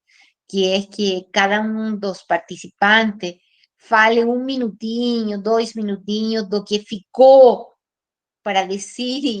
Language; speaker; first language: Portuguese; non-native, fluent; Spanish